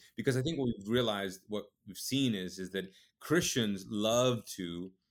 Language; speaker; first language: English; early bilingual, other home language; Urdu